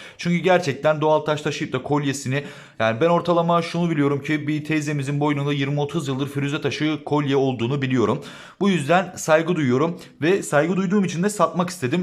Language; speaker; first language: Turkish; native; Turkish